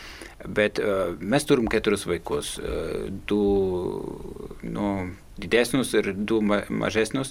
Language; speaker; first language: Lithuanian; non-native, fluent; German